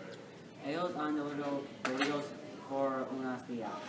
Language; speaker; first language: Spanish; non-native, learner; English